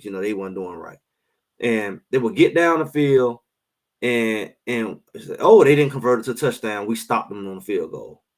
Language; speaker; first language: English; native; English